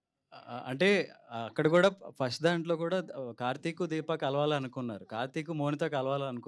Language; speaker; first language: Telugu; native; Telugu